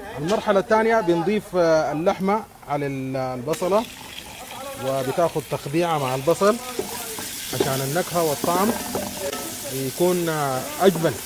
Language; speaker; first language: Arabic; native; Arabic